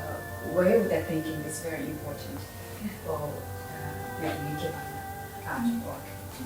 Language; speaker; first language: English; non-native, learner; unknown